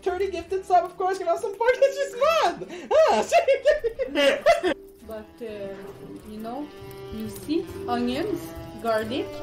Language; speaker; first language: English; non-native, learner; French